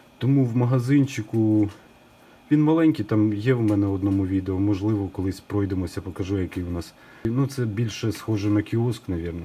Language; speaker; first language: Ukrainian; non-native, local second language; Russian